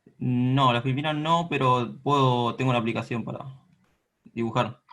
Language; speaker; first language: Spanish; native; Spanish